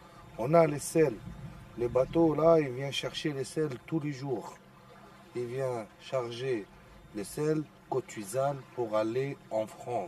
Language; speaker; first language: French; non-native, local second language; Arabic